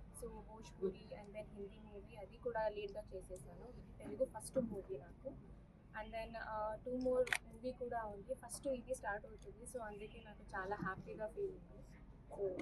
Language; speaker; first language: Telugu; non-native, learner; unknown